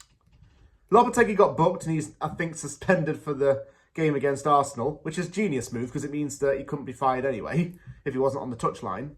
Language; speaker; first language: English; native; English